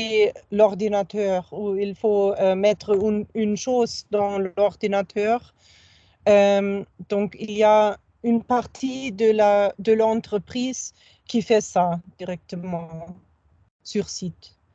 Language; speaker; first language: French; non-native, fluent; German